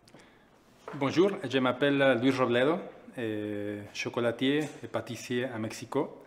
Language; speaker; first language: French; non-native, fluent; Spanish